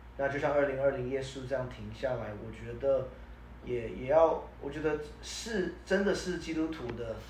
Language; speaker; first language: Chinese; early bilingual, heritage; Chinese